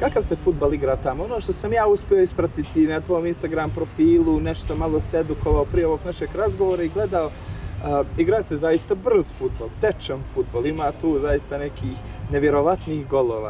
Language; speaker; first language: Serbian; native; Serbian